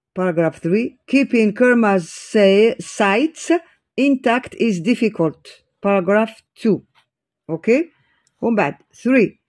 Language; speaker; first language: English; non-native, fluent; Arabic